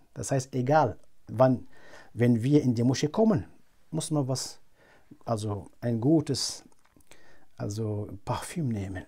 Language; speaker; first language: German; non-native, fluent; Arabic